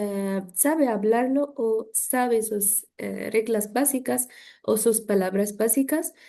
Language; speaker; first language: Spanish; non-native, fluent; Arabic